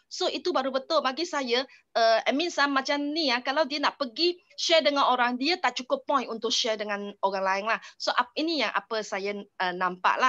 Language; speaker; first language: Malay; non-native, local second language; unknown